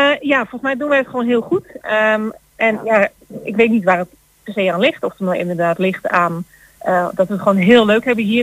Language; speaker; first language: Dutch; native; Dutch